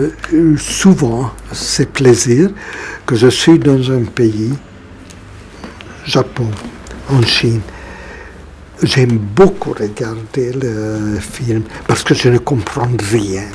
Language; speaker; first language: French; non-native, fluent; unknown